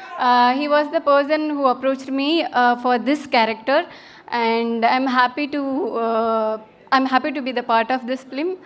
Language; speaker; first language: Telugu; non-native, learner; Tamil